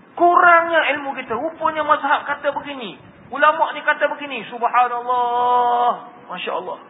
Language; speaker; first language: Malay; native; Malay